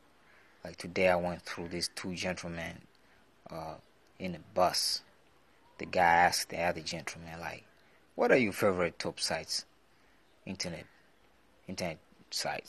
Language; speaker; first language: English; non-native, local second language; Swahili